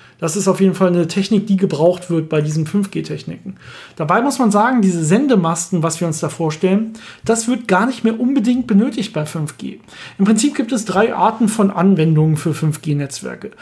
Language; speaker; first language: German; native; German